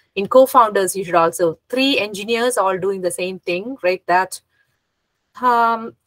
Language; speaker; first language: English; non-native, local second language; Malayalam